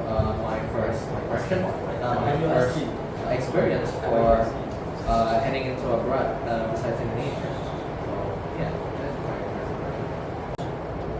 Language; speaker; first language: English; non-native, fluent; Indonesian